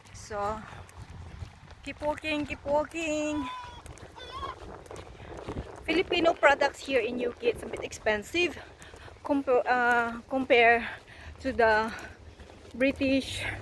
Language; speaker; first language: English; non-native, local second language; Filipino